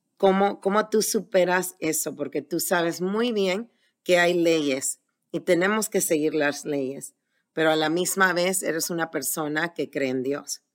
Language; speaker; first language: Spanish; native; Spanish